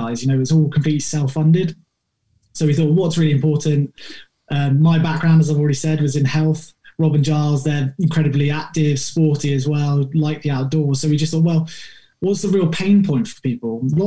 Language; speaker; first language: English; native; English